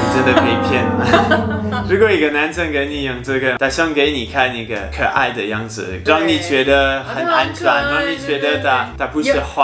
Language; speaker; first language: Chinese; non-native, fluent; French